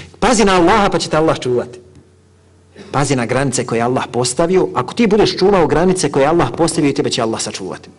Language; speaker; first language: Bosnian; native; Bosnian